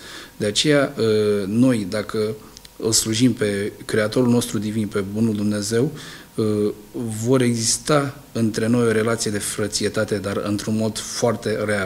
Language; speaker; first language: Romanian; non-native, local second language; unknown